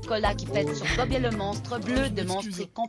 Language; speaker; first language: French; native; French